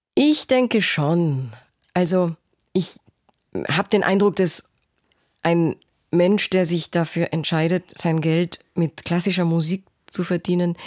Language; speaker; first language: German; native; German